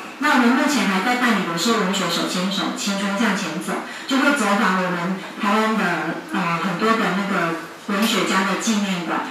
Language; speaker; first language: Chinese; native; Chinese